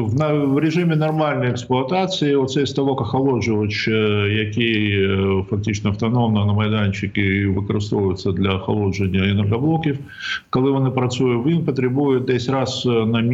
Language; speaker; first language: Ukrainian; native; Ukrainian